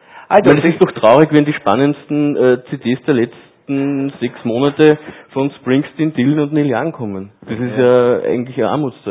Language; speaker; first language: German; native; German